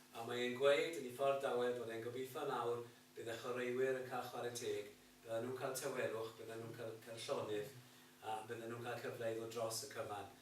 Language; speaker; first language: Welsh; native; Welsh